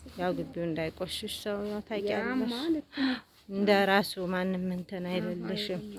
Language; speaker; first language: Amharic; native; Amharic